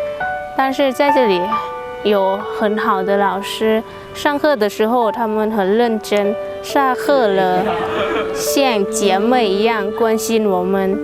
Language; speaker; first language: Chinese; non-native, learner; Lao